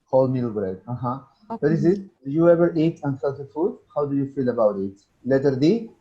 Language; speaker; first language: English; non-native, fluent; Spanish